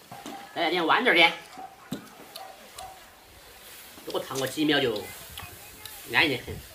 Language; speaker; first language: Chinese; native; Chinese